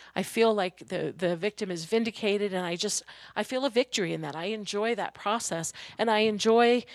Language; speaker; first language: English; native; English